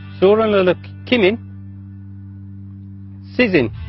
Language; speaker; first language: Turkish; non-native, fluent; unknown